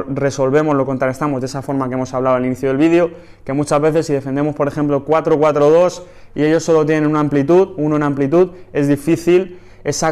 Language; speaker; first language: Spanish; native; Spanish